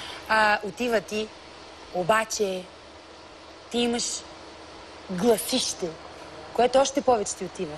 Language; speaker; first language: Bulgarian; native; Bulgarian